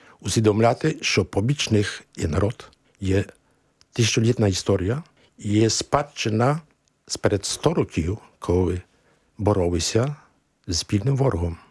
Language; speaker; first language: Ukrainian; early bilingual, heritage; Ukrainian